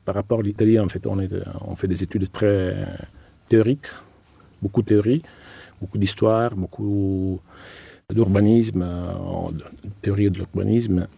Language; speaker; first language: French; non-native, fluent; Italian